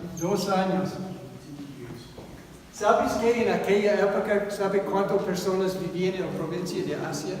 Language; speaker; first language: Spanish; non-native, fluent; English